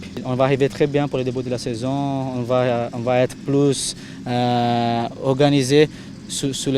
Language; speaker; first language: French; non-native, fluent; Portuguese